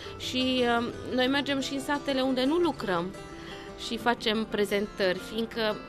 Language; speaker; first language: Romanian; non-native, local second language; German